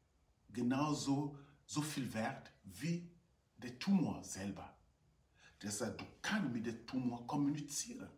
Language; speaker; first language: German; non-native, fluent; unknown